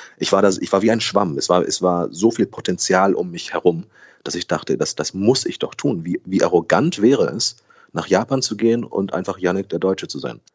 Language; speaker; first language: German; early bilingual, other home language; Portuguese